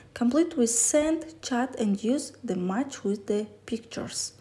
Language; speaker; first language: English; non-native, fluent; Kazakh